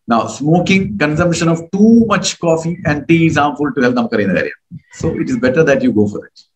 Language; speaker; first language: English; non-native, local second language; Malayalam